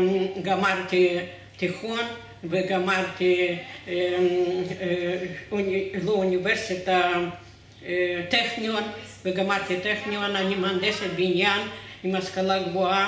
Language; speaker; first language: Hebrew; non-native, fluent; Russian